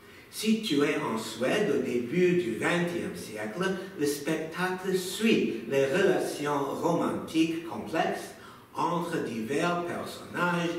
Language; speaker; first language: French; non-native, fluent; English